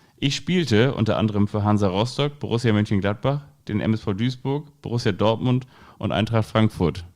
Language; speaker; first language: German; native; German